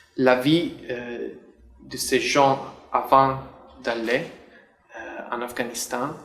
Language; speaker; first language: French; non-native, fluent; Italian